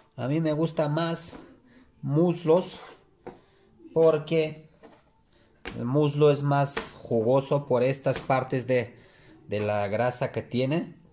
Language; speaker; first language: Spanish; non-native, learner; Turkish